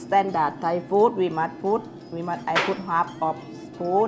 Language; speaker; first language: English; non-native, learner; Thai